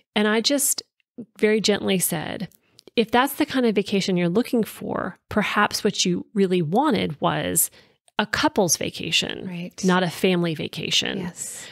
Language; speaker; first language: English; native; English